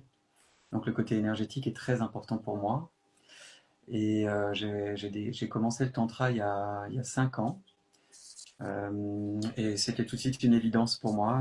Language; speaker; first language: French; native; French